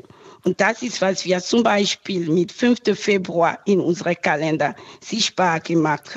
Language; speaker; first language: German; non-native, fluent; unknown